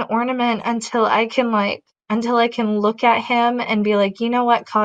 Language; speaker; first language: English; native; English